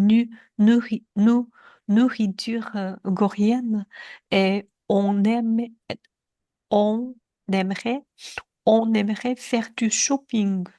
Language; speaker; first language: French; non-native, learner; Chinese